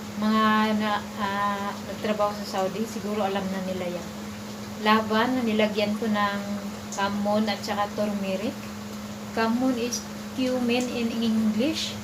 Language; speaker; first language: Filipino; native; Filipino